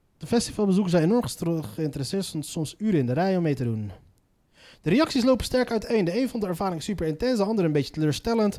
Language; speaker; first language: Dutch; early bilingual, other home language; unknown